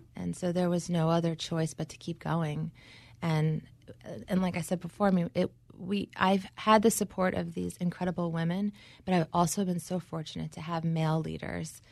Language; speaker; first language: English; native; English